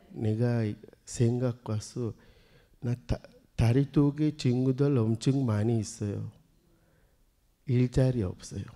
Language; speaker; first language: Korean; non-native, learner; Sinhala